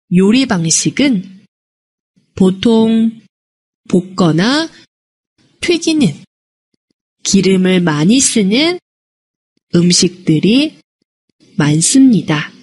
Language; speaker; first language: Korean; non-native, fluent; Chinese